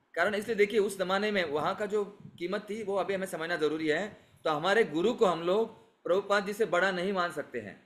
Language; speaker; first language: Hindi; non-native, local second language; Marathi